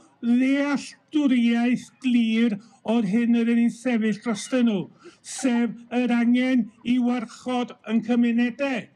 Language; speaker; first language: Welsh; native; Welsh